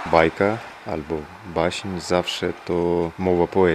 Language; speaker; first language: Polish; non-native, learner; Russian